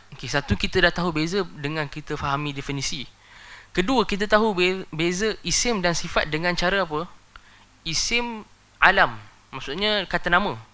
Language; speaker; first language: Malay; native; Malay